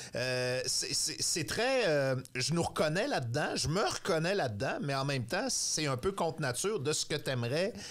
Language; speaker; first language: French; native; French